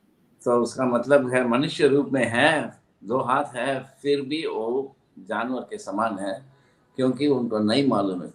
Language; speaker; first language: Hindi; non-native, local second language; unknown